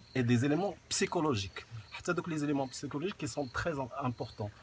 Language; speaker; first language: Arabic; native; Arabic